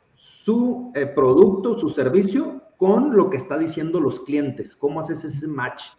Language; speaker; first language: Spanish; native; Spanish